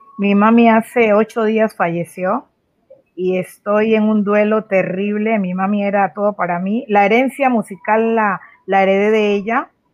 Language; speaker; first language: Spanish; native; Spanish